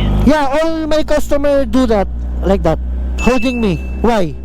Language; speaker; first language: English; non-native, learner; Filipino